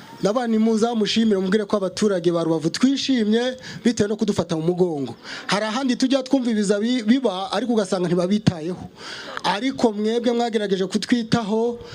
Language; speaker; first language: Kinyarwanda; native; Kinyarwanda